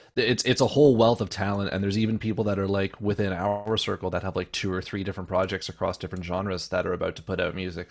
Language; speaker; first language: English; native; English